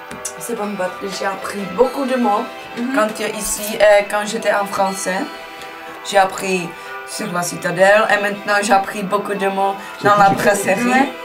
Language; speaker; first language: French; non-native, learner; Czech